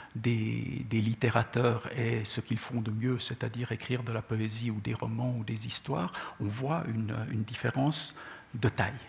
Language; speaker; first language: French; non-native, local second language; Czech